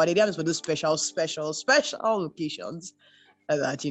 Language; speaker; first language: English; non-native, local second language; Yoruba